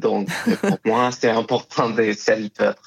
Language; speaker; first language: French; non-native, fluent; Spanish